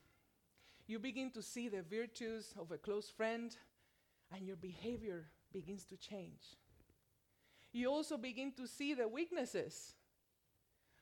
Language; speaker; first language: English; non-native, fluent; Spanish